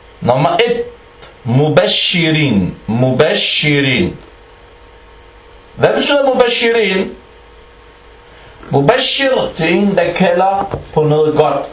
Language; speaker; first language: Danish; non-native, fluent; Arabic